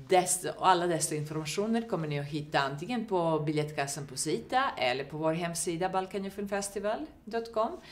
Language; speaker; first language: Swedish; non-native, fluent; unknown